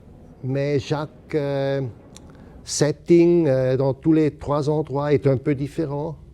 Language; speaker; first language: French; non-native, fluent; German